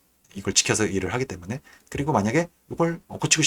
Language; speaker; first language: Korean; native; Korean